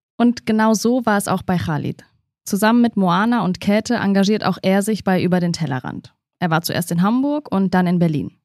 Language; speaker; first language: German; native; German